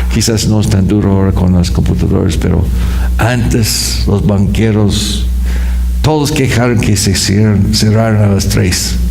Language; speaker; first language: Spanish; non-native, fluent; English